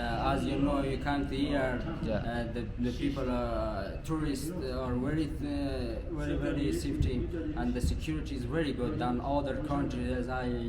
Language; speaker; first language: English; non-native, learner; Persian